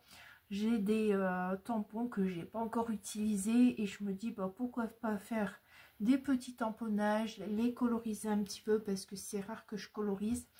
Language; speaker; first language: French; native; French